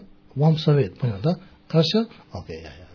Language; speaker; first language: Russian; non-native, learner; Tibetan